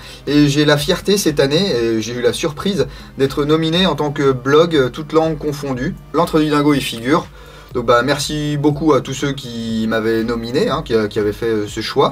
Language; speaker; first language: French; native; French